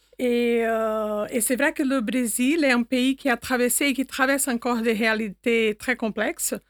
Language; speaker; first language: French; non-native, fluent; Portuguese